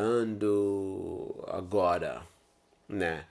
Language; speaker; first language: Portuguese; non-native, learner; English